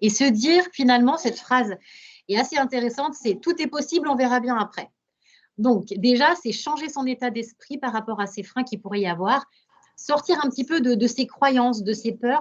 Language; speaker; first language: French; native; French